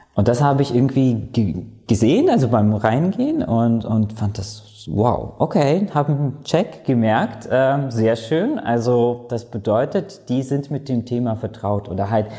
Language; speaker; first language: German; non-native, fluent; Latvian